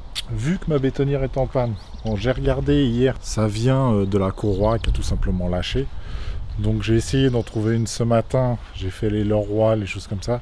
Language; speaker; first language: French; native; French